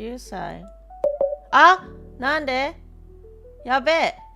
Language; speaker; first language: Japanese; non-native, learner; English